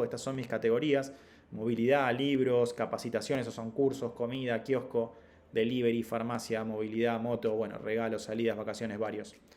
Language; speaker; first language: Spanish; native; Spanish